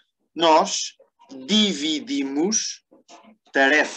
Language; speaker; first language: Portuguese; non-native, fluent; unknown